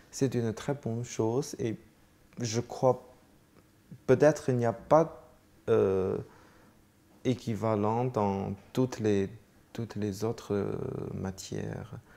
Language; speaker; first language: French; non-native, fluent; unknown